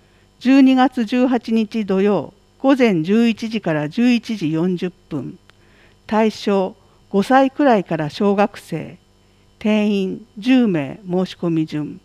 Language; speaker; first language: Japanese; native; Japanese